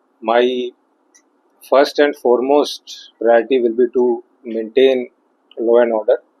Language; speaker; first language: English; non-native, local second language; Hindi